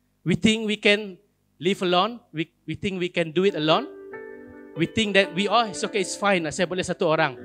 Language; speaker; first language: English; non-native, local second language; Malay